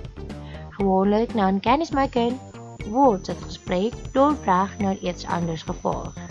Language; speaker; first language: Dutch; non-native, learner; Indonesian